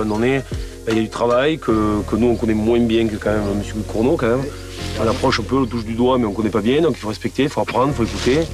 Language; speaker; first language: French; native; French